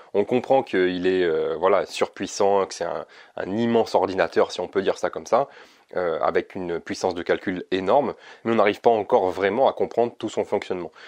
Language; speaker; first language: French; native; French